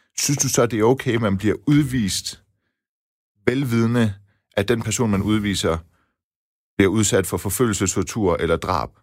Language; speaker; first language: Danish; early bilingual, other home language; Persian